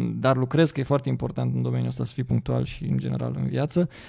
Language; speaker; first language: Romanian; native; Romanian